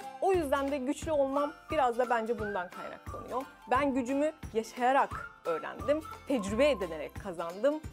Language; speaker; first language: Turkish; native; Turkish